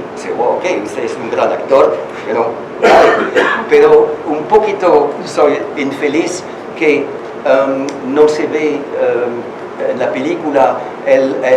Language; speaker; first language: Spanish; non-native, learner; French